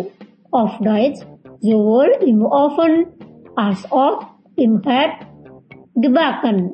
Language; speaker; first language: German; non-native, fluent; Indonesian